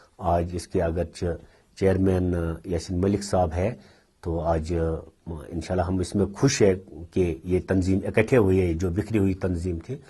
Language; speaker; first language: Urdu; non-native, local second language; Kashmiri